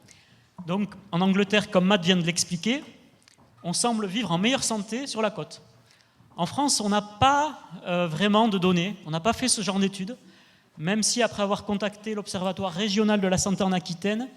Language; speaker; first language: French; native; French